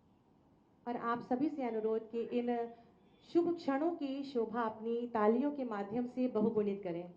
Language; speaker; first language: Hindi; native; Hindi